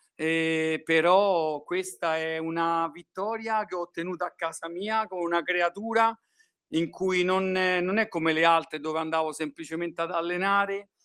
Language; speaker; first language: Italian; native; Italian